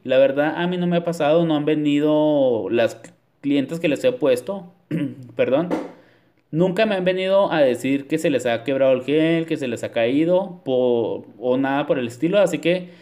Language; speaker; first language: Spanish; native; Spanish